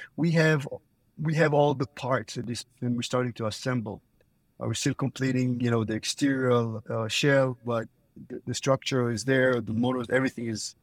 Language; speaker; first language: English; non-native, fluent; Hebrew